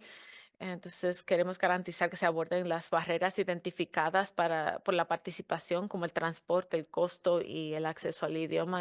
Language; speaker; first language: Spanish; non-native, fluent; English